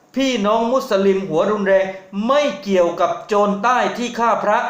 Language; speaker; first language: Thai; native; Thai